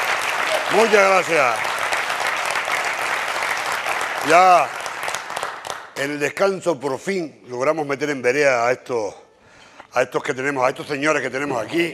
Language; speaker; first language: Spanish; native; Spanish